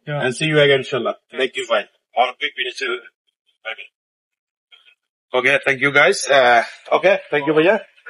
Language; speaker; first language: English; non-native, learner; Bangla